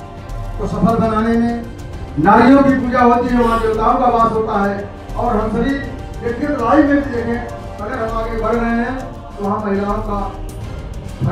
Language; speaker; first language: Hindi; native; Hindi